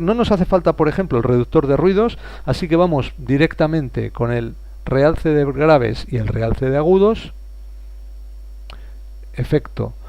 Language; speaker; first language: Spanish; native; Spanish